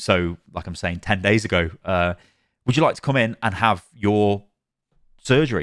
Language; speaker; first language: English; native; English